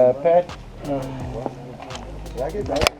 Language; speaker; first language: English; native; English